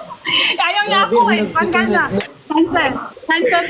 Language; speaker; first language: Filipino; non-native, learner; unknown